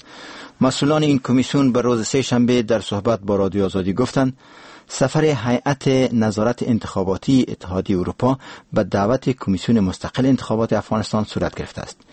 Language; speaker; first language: Persian; native; Persian